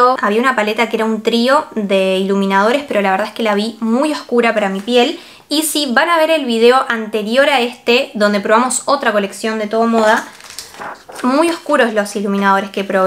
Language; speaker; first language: Spanish; native; Spanish